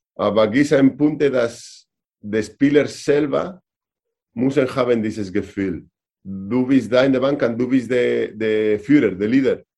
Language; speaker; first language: German; non-native, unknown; Spanish